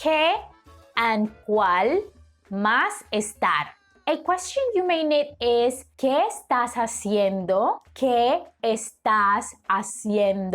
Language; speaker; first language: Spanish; non-native, fluent; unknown